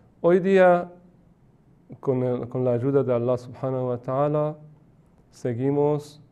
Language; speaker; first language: Spanish; non-native, fluent; Persian